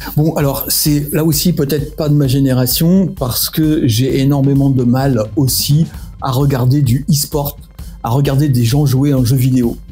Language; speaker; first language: French; native; French